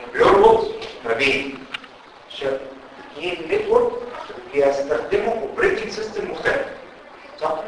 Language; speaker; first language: Arabic; native; Arabic